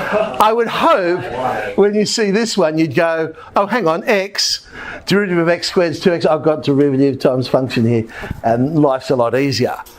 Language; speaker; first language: English; native; English